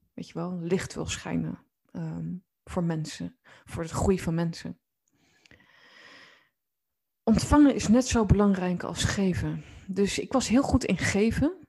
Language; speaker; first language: Dutch; native; Dutch